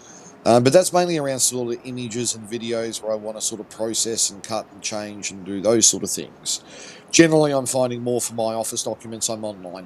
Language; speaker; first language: English; native; English